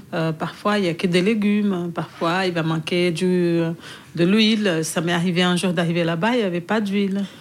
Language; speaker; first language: French; non-native, fluent; Portuguese